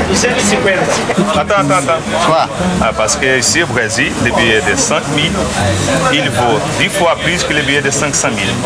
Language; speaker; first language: French; non-native, learner; Portuguese